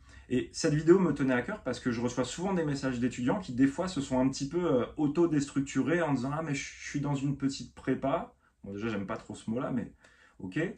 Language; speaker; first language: French; native; French